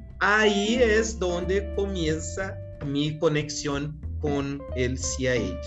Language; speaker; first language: Spanish; non-native, learner; Portuguese